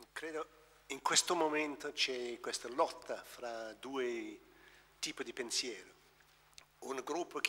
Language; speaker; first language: Italian; non-native, fluent; English